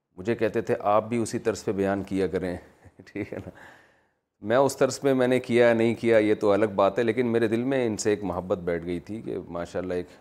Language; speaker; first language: Urdu; native; Urdu